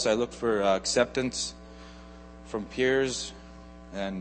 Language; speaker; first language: English; native; English